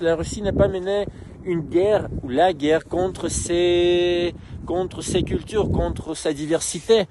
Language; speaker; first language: French; non-native, fluent; Russian